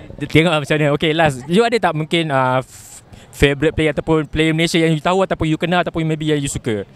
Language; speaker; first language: Malay; native; Malay